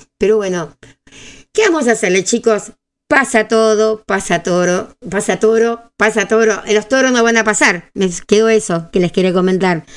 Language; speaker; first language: Spanish; native; Spanish